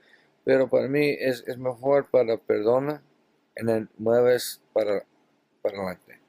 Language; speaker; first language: Spanish; non-native, learner; English